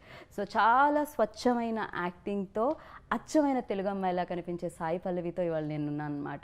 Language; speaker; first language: Telugu; native; Telugu